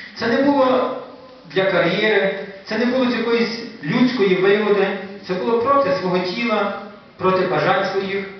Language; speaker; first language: Ukrainian; native; Ukrainian